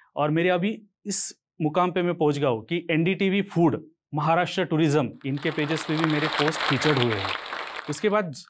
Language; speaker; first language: Hindi; non-native, local second language; Marathi